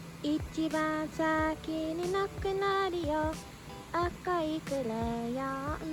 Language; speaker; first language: Japanese; early bilingual, heritage; Japanese